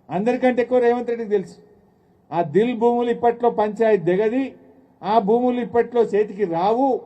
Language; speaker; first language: Telugu; native; Telugu